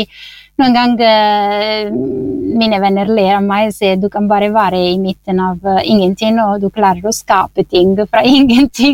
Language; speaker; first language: Norwegian; non-native, fluent; Italian